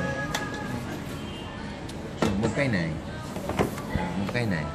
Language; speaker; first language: Vietnamese; non-native, learner; Korean